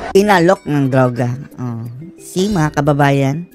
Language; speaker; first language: Filipino; native; Filipino